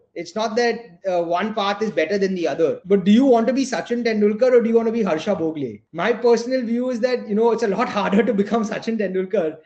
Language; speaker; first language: English; non-native, local second language; Gujarati